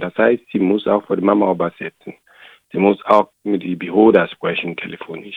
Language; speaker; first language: German; non-native, learner; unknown